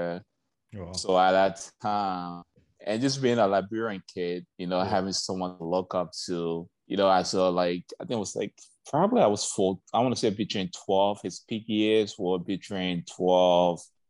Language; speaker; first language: English; native; English